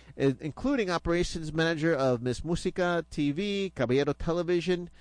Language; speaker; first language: English; early bilingual, other home language; Spanish